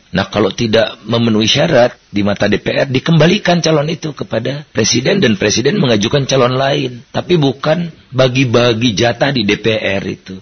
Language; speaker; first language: Indonesian; native; Indonesian